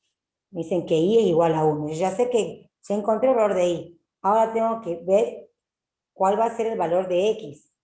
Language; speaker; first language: Spanish; native; Spanish